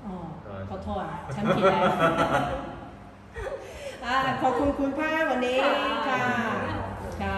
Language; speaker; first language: Thai; non-native, learner; Cantonese